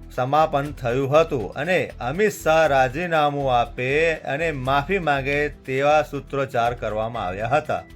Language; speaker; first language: Gujarati; native; Gujarati